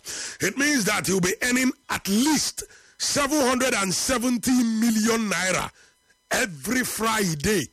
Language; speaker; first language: English; non-native, local second language; Igbo